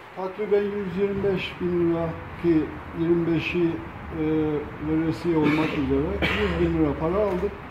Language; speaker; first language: Turkish; native; Turkish